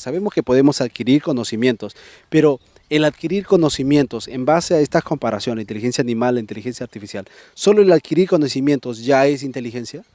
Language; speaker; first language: Spanish; native; Spanish